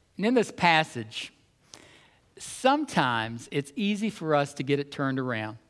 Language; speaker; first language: English; native; English